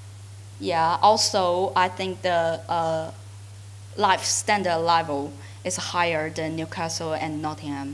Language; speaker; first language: English; non-native, fluent; Chinese